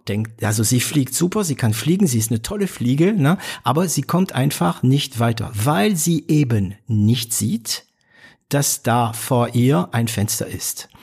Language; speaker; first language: German; non-native, fluent; French